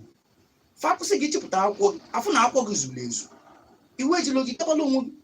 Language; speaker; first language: Igbo; native; Igbo